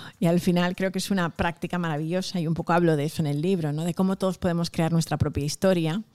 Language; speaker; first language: Spanish; early bilingual, other home language; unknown